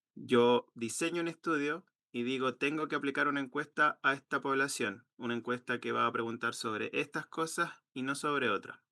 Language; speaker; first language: Spanish; native; Spanish